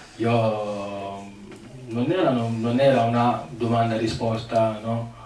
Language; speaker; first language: Italian; non-native, fluent; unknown